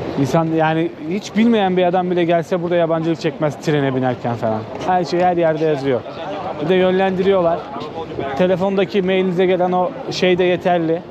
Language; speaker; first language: Turkish; native; Turkish